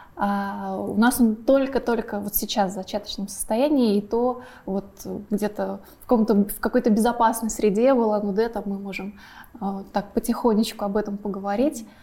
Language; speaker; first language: Russian; native; Russian